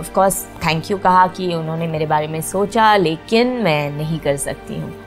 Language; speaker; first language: Hindi; non-native, local second language; Marathi